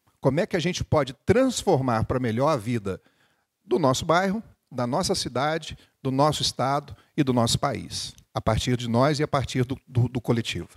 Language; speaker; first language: Portuguese; native; Portuguese